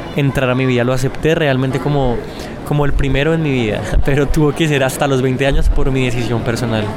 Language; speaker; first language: Spanish; native; Spanish